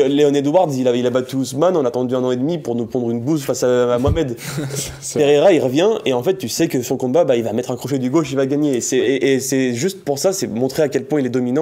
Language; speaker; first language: French; native; French